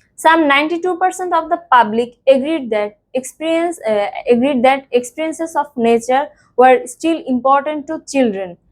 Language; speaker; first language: English; non-native, local second language; Bangla